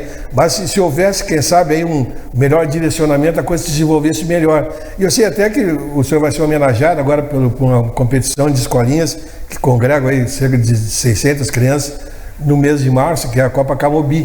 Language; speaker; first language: Portuguese; native; Portuguese